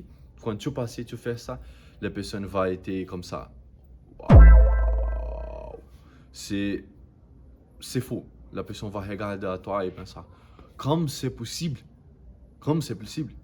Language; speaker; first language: French; non-native, learner; Portuguese